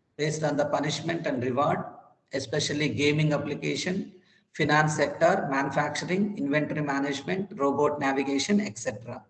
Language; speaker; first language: English; non-native, local second language; Telugu